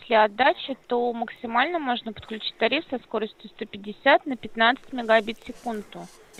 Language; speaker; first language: Russian; native; Russian